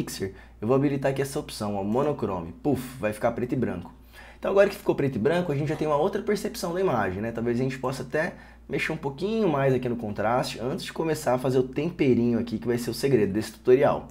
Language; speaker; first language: Portuguese; native; Portuguese